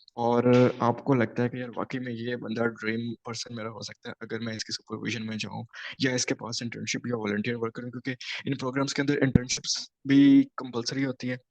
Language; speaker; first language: Urdu; non-native, local second language; Punjabi